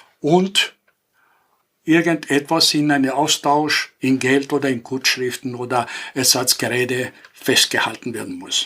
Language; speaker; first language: German; non-native, fluent; Greek